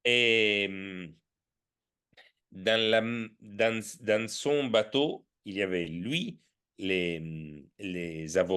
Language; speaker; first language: French; non-native, fluent; Italian